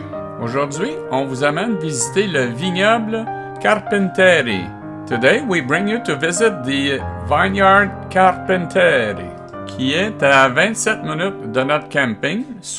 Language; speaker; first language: French; native; French